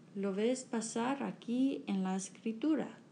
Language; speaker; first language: Spanish; non-native, learner; English